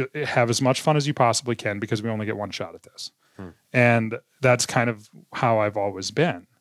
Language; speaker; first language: English; native; English